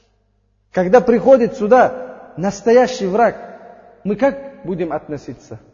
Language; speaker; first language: Russian; non-native, learner; Uzbek